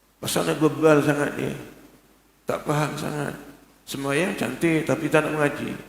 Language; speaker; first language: Malay; native; Malay